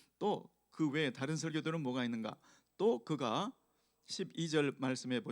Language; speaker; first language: Korean; native; Korean